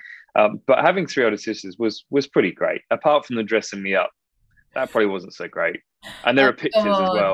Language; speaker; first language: English; native; English